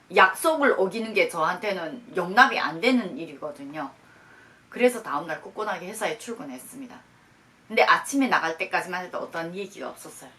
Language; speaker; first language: Korean; native; Korean